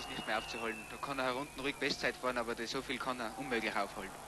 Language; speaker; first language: German; native; German